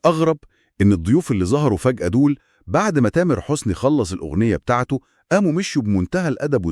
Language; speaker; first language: Arabic; native; Arabic